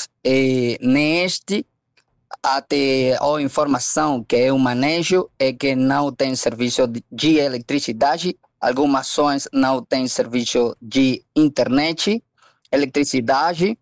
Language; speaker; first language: Portuguese; non-native, fluent; Spanish